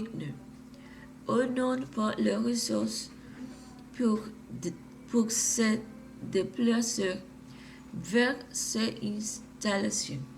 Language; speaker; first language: French; non-native, learner; Spanish